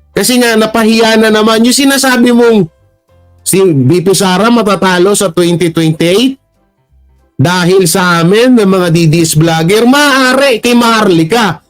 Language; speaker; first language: Filipino; non-native, local second language; Hiligaynon